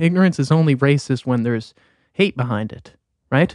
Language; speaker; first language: English; native; English